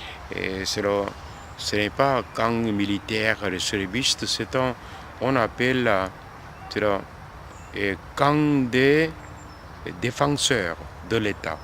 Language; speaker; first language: French; non-native, learner; Korean